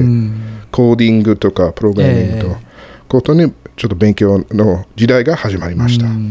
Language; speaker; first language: Japanese; non-native, fluent; English